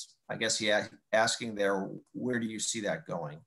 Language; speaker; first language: English; native; English